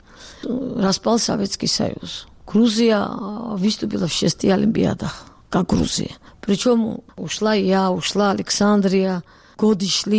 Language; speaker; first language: Russian; non-native, local second language; Georgian